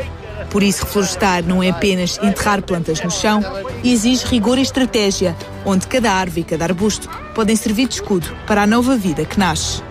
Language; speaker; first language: Portuguese; native; Portuguese